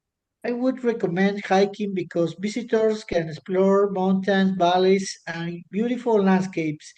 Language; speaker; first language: English; non-native, learner; Spanish